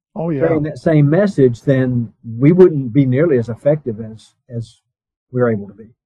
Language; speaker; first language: English; native; English